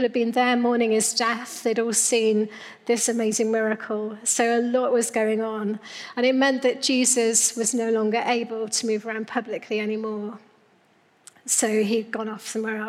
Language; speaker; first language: English; native; English